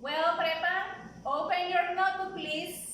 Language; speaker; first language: English; non-native, fluent; Spanish